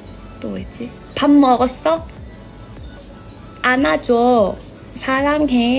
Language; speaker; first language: Korean; non-native, learner; Thai